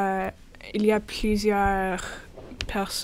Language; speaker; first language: French; non-native, local second language; English